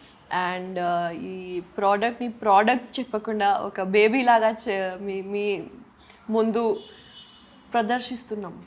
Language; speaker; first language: Telugu; non-native, local second language; Urdu